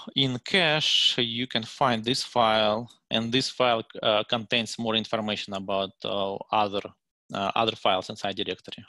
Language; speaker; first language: English; non-native, fluent; Russian